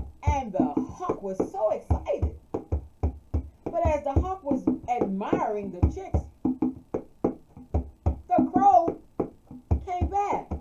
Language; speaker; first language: English; native; English